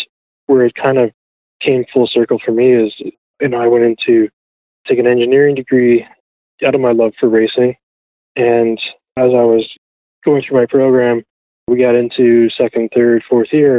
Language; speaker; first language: English; native; English